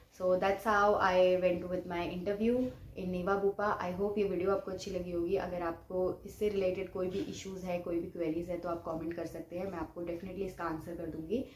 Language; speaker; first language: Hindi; non-native, local second language; Bangla